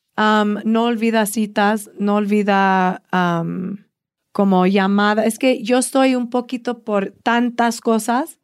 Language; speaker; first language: Spanish; early bilingual, heritage; Spanish